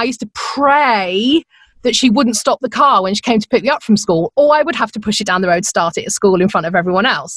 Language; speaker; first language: English; native; English